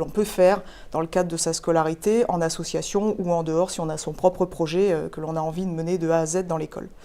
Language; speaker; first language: French; native; French